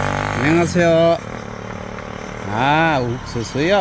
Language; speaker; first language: Korean; non-native, learner; Bangla